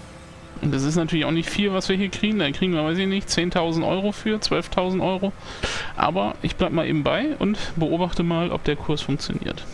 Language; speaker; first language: German; native; German